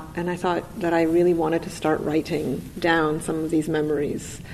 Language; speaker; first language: English; non-native, fluent; Russian